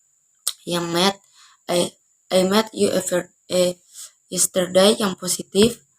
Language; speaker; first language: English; non-native, learner; Indonesian